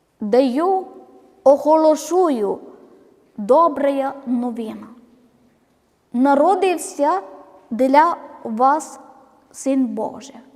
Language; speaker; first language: Ukrainian; non-native, learner; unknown